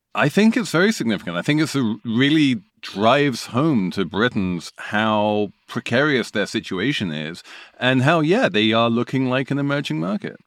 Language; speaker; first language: English; native; English